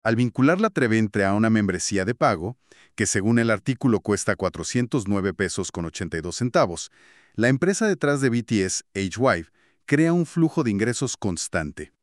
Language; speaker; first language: Spanish; native; Spanish